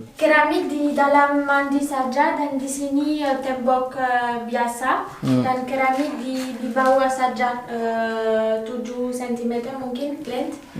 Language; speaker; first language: Indonesian; non-native, learner; French